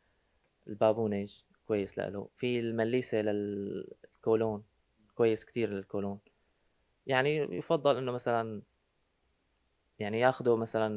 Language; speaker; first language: Arabic; native; Arabic